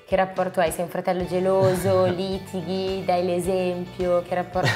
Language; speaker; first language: Italian; native; Italian